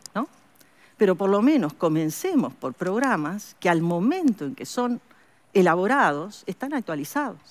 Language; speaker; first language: Spanish; native; Spanish